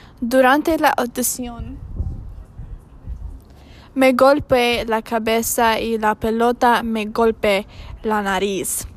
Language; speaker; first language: Spanish; non-native, learner; English